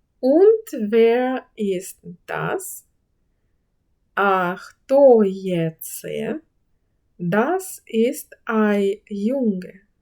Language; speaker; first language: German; non-native, fluent; Ukrainian